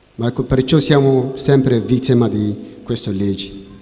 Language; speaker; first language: Italian; non-native, learner; Tigrinya